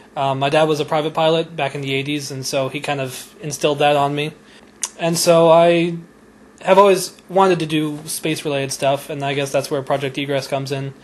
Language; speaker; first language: English; native; English